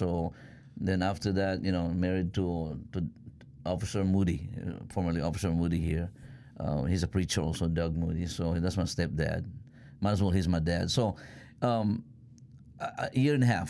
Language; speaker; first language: English; non-native, local second language; Filipino